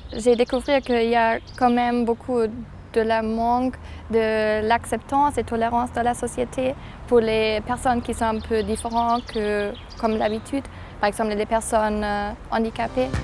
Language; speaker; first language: French; non-native, fluent; German